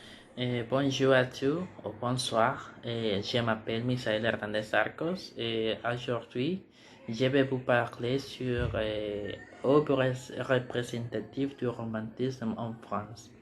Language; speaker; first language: French; non-native, learner; Spanish